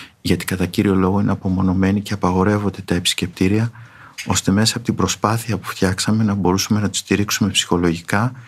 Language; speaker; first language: Greek; native; Greek